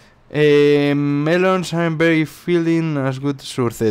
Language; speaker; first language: English; non-native, learner; Spanish